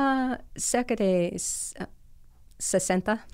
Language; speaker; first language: Spanish; non-native, fluent; English